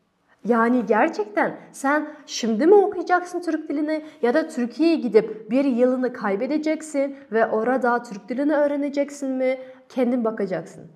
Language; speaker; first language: Turkish; non-native, fluent; Kazakh